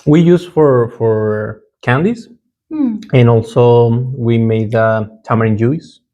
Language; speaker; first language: English; non-native, learner; Spanish